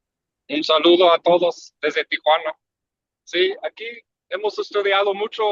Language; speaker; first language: Spanish; early bilingual, heritage; English